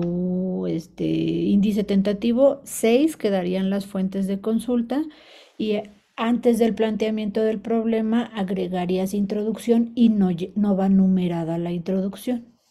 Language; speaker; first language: Spanish; native; Spanish